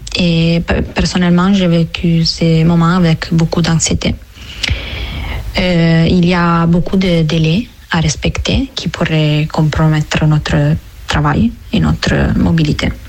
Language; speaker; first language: French; non-native, fluent; Italian